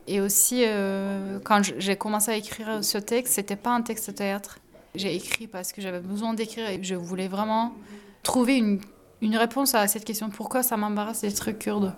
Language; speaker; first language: French; non-native, fluent; Turkish